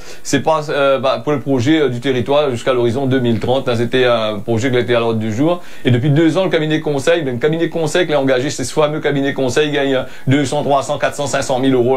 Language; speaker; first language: French; non-native, local second language; Réunion Creole French